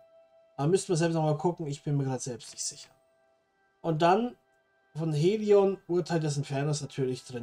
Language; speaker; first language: German; native; German